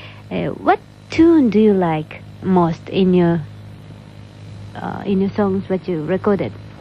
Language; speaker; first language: English; non-native, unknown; Japanese